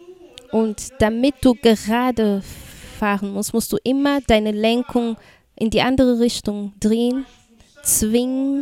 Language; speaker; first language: German; non-native, fluent; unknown